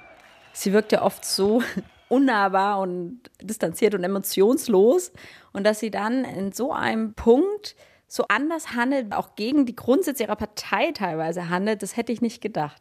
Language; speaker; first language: German; native; German